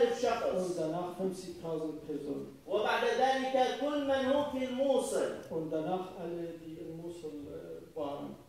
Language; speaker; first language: German; non-native, fluent; Arabic